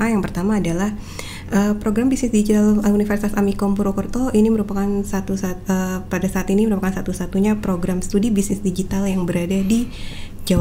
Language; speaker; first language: Indonesian; native; Indonesian